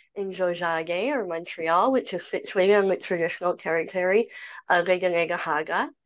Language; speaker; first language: English; native; English